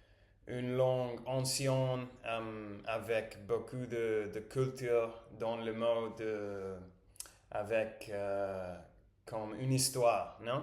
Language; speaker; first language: French; non-native, learner; English